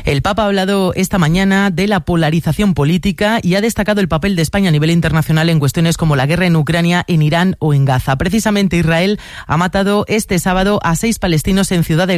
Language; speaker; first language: Spanish; native; Spanish